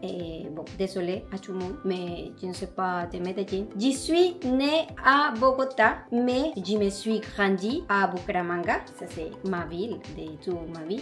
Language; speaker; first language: French; non-native, learner; Spanish